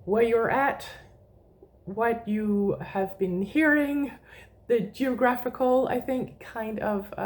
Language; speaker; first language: English; non-native, fluent; Danish